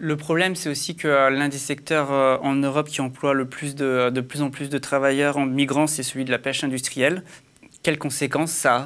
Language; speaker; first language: French; native; French